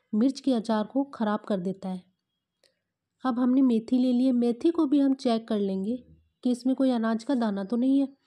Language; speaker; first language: Hindi; native; Hindi